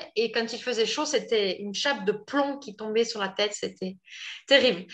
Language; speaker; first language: French; native; French